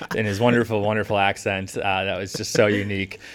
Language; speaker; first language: English; native; English